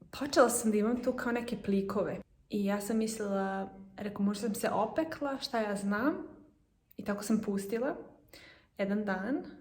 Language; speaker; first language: Serbian; early bilingual, heritage; Serbian